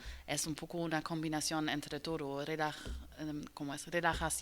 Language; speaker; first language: Spanish; non-native, learner; German